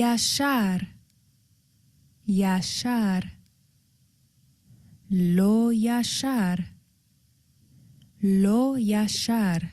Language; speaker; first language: Hebrew; non-native, learner; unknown